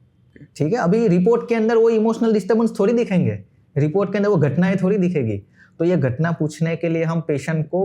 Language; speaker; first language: Hindi; non-native, local second language; Gujarati